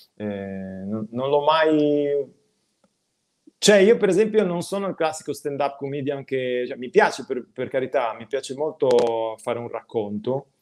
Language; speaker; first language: Italian; native; Italian